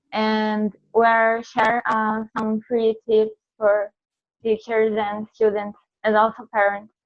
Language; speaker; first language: English; non-native, fluent; Portuguese